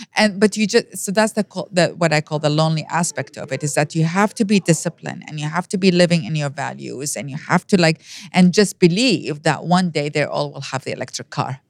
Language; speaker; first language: English; non-native, fluent; Arabic